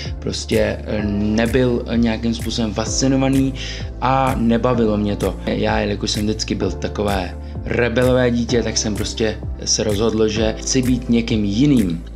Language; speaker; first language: Czech; early bilingual, other home language; Russian